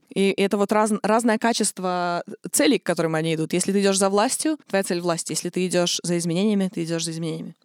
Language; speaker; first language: Russian; non-native, local second language; Estonian